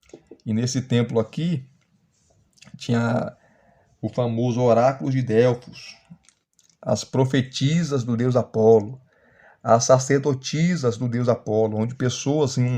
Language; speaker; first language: Portuguese; native; Portuguese